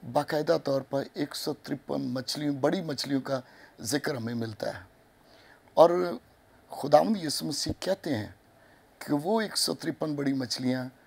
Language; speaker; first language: Urdu; non-native, local second language; Punjabi